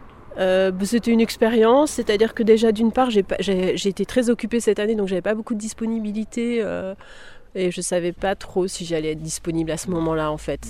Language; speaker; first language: French; native; French